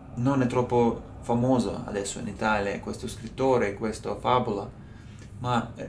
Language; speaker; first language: Italian; non-native, learner; Russian